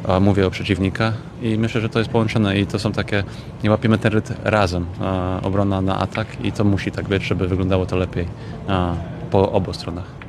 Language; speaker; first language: Polish; early bilingual, heritage; English